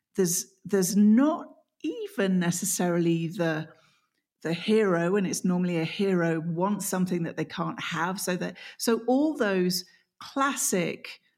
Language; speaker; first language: English; native; English